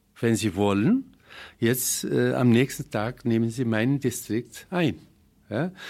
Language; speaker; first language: German; non-native, fluent; Persian